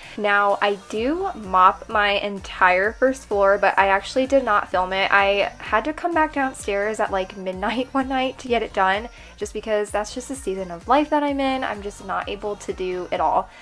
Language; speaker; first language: English; native; English